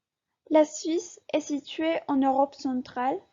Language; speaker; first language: French; non-native, learner; Spanish